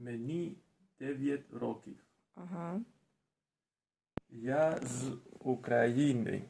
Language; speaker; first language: Ukrainian; non-native, learner; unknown